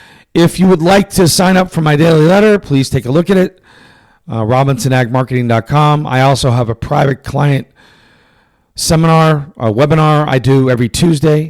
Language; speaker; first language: English; native; English